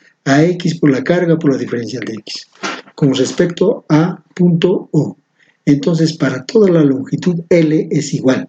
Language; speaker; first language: Spanish; native; Spanish